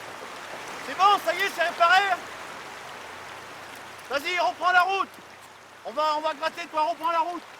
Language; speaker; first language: French; native; French